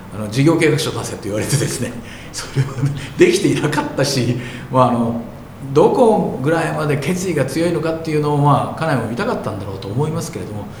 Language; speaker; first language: Japanese; native; Japanese